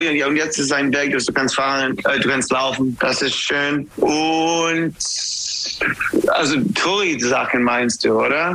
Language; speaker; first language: German; non-native, learner; English